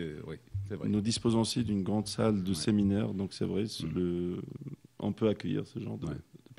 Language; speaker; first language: French; non-native, local second language; Arabic